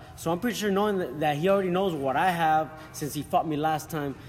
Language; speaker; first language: English; early bilingual, other home language; Spanish